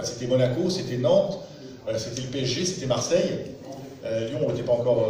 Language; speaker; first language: French; native; French